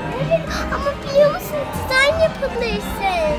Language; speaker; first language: Turkish; early bilingual, heritage; Turkish